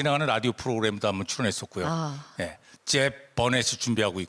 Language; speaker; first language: Korean; native; Korean